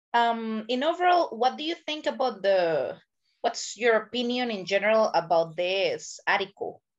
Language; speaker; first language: English; non-native, fluent; Spanish